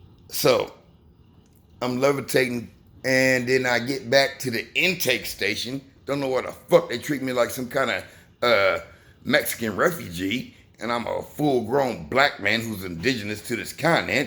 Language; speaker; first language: English; native; English